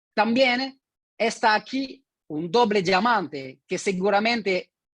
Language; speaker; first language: Spanish; non-native, learner; French